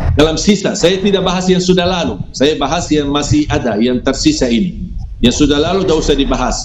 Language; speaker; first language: Malay; non-native, fluent; Arabic